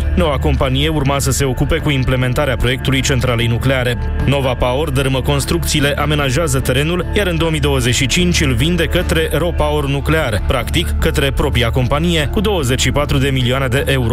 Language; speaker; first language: Romanian; native; Romanian